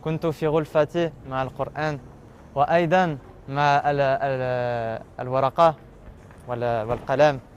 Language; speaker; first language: Arabic; non-native, learner; French